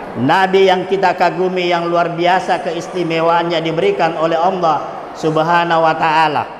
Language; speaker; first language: Indonesian; non-native, local second language; Buginese